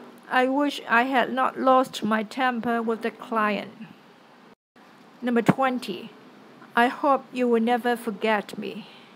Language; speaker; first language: English; non-native, local second language; Cantonese